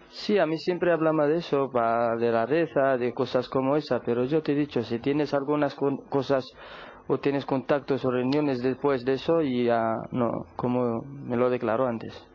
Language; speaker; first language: Spanish; non-native, learner; Arabic